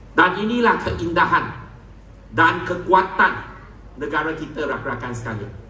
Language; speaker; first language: Malay; non-native, local second language; Chinese